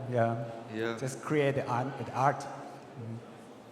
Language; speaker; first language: English; non-native, learner; Thai